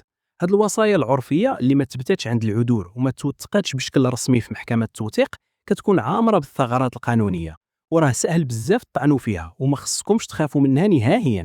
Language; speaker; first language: Arabic; native; Arabic